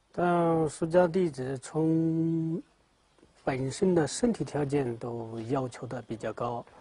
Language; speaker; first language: Chinese; native; Chinese